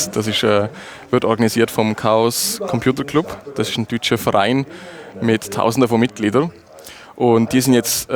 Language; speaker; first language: German; native; German